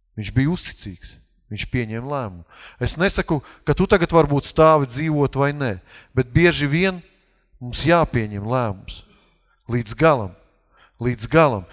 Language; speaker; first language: Latvian; non-native, local second language; Russian